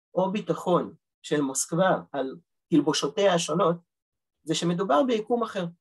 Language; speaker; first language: Hebrew; early bilingual, other home language; Russian